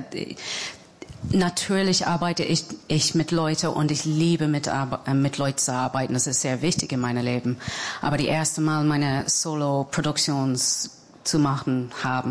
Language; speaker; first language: German; non-native, fluent; English